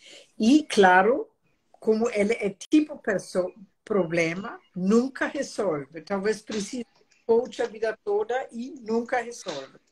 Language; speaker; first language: Portuguese; non-native, fluent; German